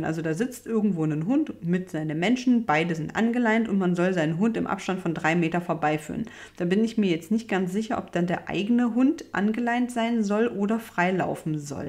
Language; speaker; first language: German; native; German